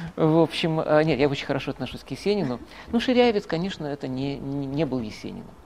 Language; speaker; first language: Russian; native; Russian